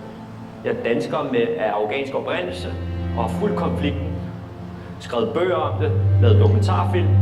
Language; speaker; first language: Danish; early bilingual, other home language; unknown